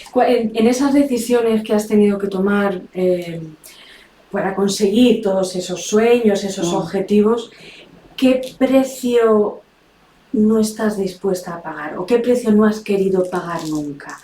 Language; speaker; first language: Spanish; native; Spanish